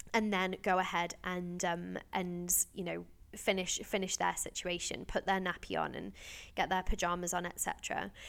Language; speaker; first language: English; native; English